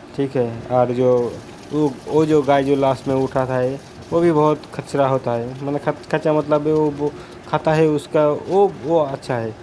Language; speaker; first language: Hindi; non-native, local second language; Bangla